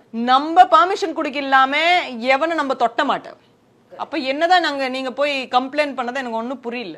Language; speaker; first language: Tamil; non-native, learner; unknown